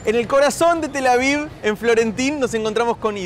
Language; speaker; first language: Spanish; native; Spanish